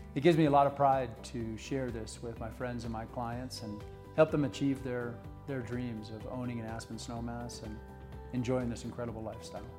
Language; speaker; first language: English; native; English